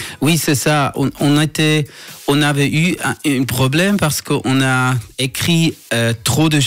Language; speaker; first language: French; non-native, local second language; German